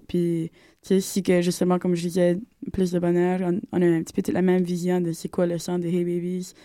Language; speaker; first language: French; native; French